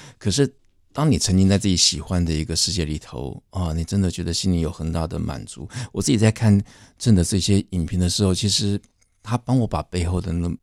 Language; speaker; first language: Chinese; native; Chinese